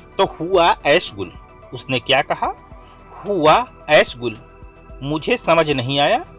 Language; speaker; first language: Hindi; native; Hindi